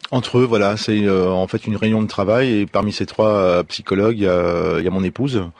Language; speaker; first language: French; native; French